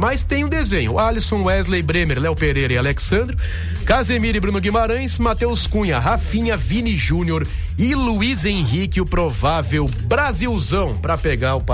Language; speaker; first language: Portuguese; native; Portuguese